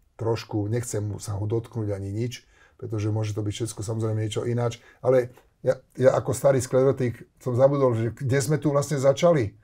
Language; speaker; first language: Slovak; non-native, local second language; Hungarian